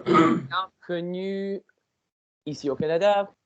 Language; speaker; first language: French; non-native, learner; English